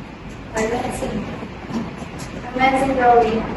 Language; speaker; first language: English; non-native, local second language; Malay